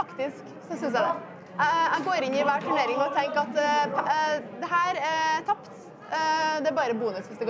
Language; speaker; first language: Norwegian; native; Norwegian